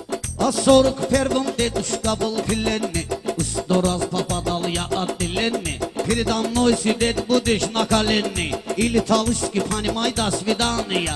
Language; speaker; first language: Russian; non-native, learner; Talysh